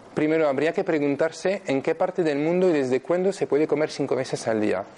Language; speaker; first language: Spanish; non-native, fluent; French